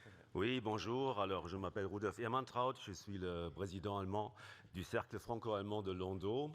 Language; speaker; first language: French; non-native, fluent; German